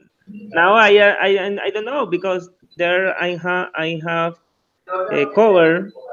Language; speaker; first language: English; non-native, learner; Spanish